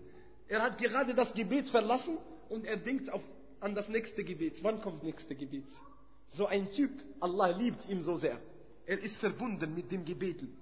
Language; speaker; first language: German; non-native, fluent; Arabic